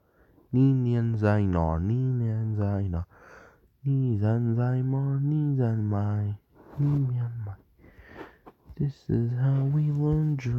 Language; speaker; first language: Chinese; non-native, learner; English